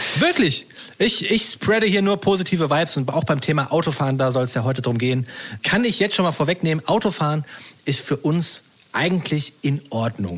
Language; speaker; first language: German; native; German